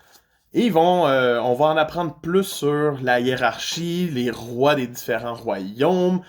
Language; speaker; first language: French; native; French